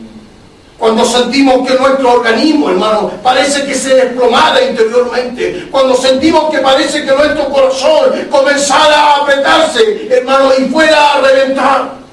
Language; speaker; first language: Spanish; native; Spanish